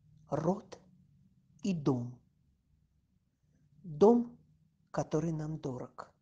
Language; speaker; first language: Russian; native; Russian